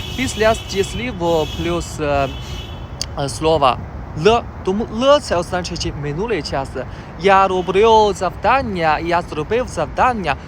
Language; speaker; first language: Ukrainian; non-native, learner; Chinese